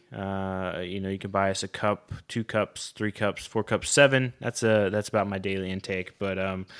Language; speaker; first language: English; native; English